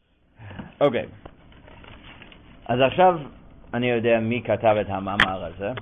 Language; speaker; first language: Hebrew; non-native, fluent; English